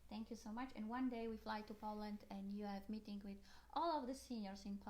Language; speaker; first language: English; non-native, learner; Polish